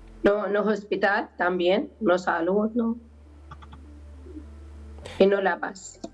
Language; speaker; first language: Spanish; non-native, learner; Arabic